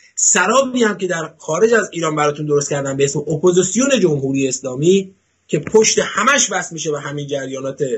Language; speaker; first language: Persian; native; Persian